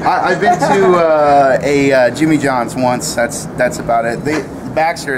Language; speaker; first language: English; native; English